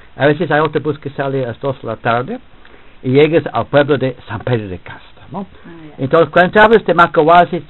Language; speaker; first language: Spanish; non-native, fluent; English